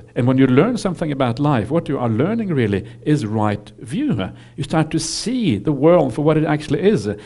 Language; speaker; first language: English; non-native, fluent; Norwegian